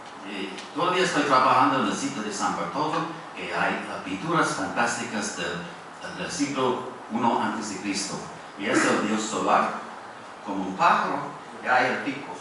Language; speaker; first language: Spanish; non-native, fluent; English